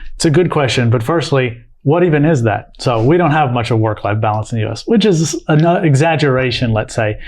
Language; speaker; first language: English; native; English